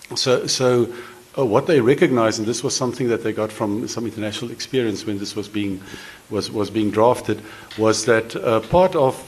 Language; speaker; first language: English; non-native, local second language; Afrikaans